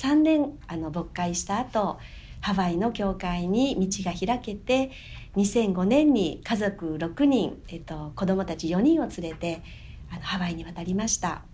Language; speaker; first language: Japanese; native; Japanese